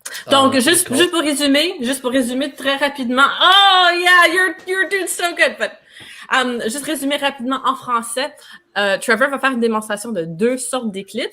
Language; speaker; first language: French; native; French